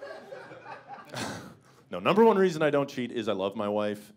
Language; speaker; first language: English; native; English